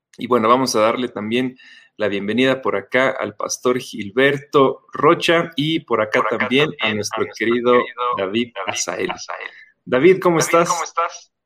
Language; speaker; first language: Spanish; native; Spanish